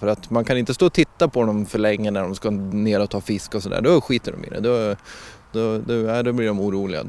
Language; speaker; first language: Swedish; native; Swedish